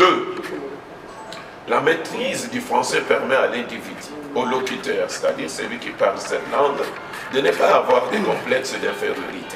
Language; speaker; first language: French; non-native, local second language; Lingala